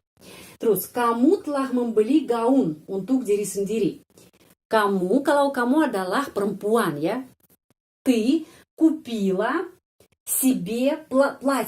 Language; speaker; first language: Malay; non-native, fluent; Russian